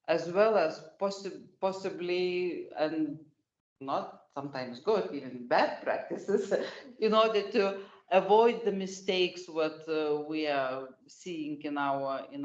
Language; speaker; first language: English; non-native, fluent; Lithuanian